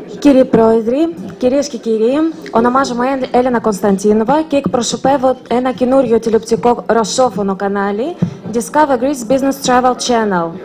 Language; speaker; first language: Greek; non-native, fluent; Russian